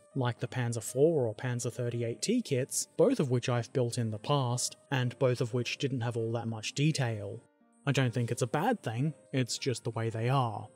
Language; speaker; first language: English; native; English